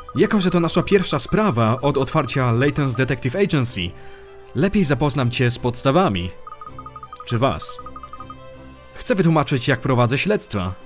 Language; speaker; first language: Polish; early bilingual, heritage; Polish